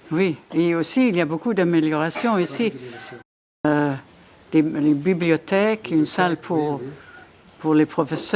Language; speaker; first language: French; non-native, fluent; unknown